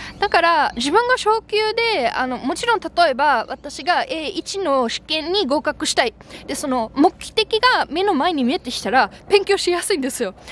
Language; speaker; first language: Japanese; non-native, fluent; German